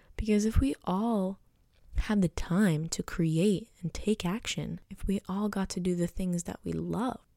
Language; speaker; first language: English; native; English